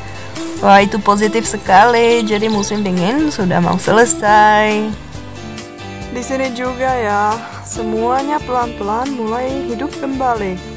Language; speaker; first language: Indonesian; non-native, fluent; Czech